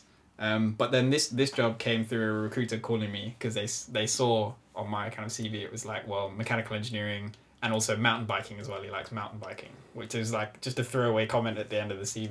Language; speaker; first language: English; native; English